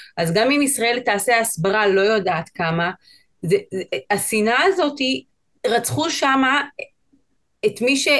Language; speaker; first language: Hebrew; non-native, fluent; Spanish